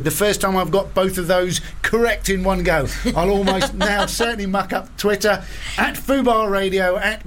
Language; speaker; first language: English; native; English